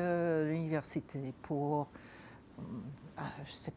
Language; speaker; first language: French; non-native, fluent; English